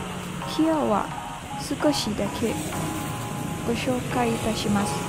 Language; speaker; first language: Japanese; non-native, learner; Thai